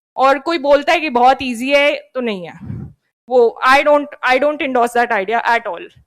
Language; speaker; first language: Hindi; native; Hindi